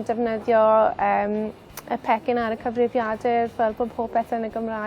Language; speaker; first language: Welsh; non-native, local second language; English